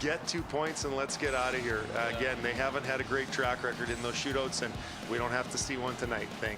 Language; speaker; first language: English; native; English